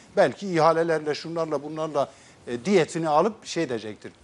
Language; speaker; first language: Turkish; native; Turkish